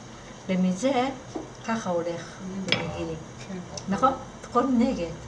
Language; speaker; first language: Hebrew; non-native, fluent; Russian